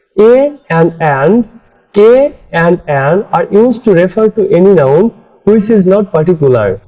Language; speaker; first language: English; non-native, fluent; Bangla